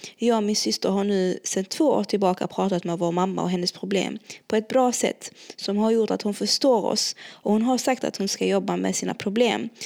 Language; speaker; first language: Swedish; early bilingual, other home language; Arabic